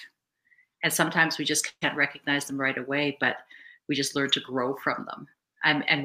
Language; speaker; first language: English; native; English